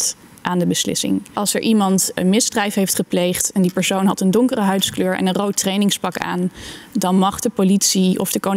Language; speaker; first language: Dutch; native; Dutch